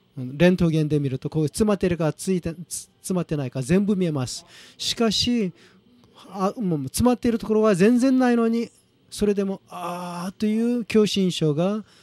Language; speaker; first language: Japanese; non-native, fluent; Korean